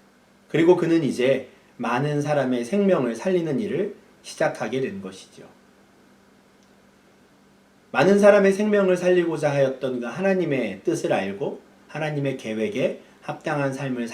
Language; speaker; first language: Korean; native; Korean